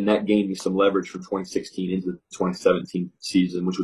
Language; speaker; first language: English; native; English